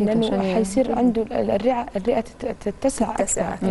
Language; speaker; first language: Arabic; native; Arabic